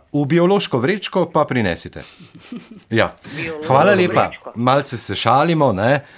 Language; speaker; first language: Slovenian; native; Slovenian